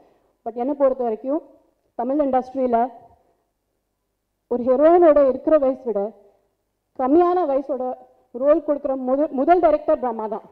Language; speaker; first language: Tamil; non-native, local second language; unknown